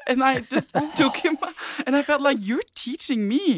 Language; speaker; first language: English; non-native, fluent; Norwegian